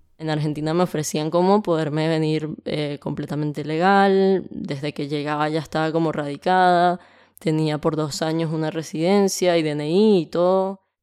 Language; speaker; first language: Spanish; native; Spanish